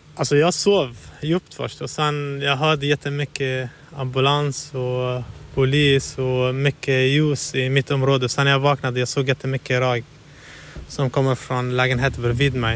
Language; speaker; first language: Swedish; non-native, fluent; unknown